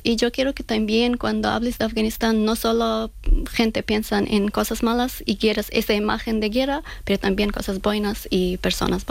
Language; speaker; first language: Spanish; non-native, fluent; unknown